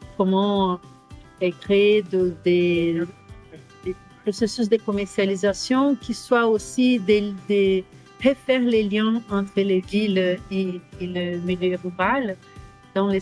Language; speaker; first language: French; non-native, fluent; Portuguese